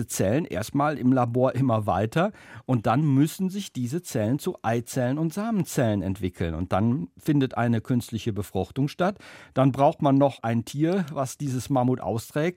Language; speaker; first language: German; native; German